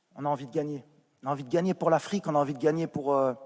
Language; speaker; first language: French; native; French